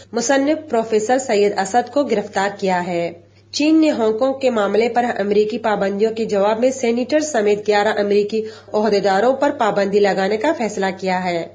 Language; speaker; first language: Urdu; non-native, local second language; Baluchi